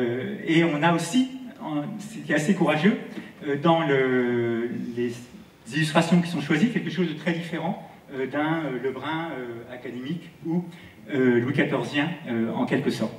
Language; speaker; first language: French; native; French